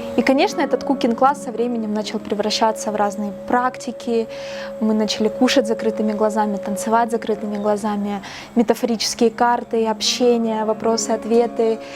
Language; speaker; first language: Russian; native; Russian